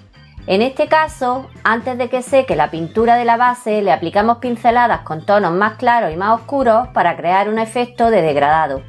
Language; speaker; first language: Spanish; native; Spanish